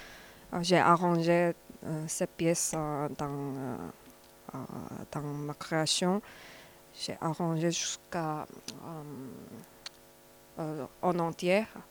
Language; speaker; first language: French; non-native, learner; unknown